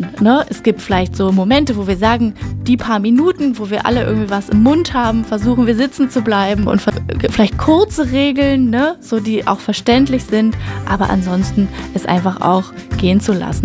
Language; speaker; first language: German; native; German